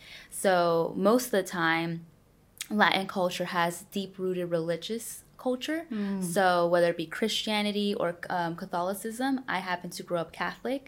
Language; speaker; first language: English; early bilingual, other home language; Spanish